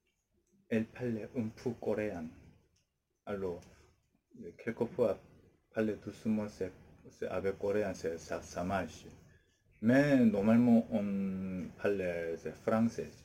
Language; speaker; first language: French; non-native, learner; Korean